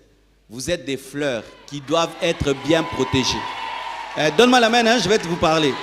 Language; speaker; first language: French; non-native, local second language; Lingala